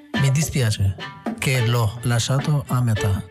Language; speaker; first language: Italian; non-native, fluent; Albanian